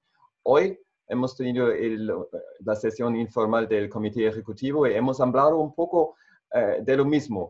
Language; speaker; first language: Spanish; non-native, fluent; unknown